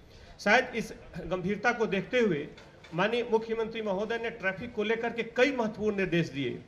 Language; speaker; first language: Hindi; native; Hindi